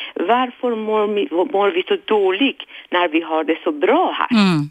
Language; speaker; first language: Swedish; non-native, fluent; Persian